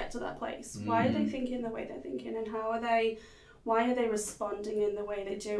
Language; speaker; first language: English; native; English